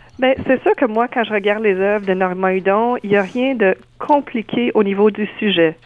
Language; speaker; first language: French; native; French